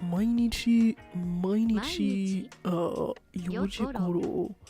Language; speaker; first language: Japanese; non-native, learner; English